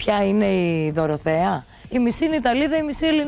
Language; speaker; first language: Greek; native; Greek